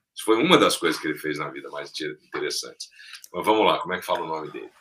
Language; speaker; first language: Portuguese; native; Portuguese